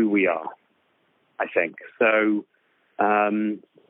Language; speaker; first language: English; native; English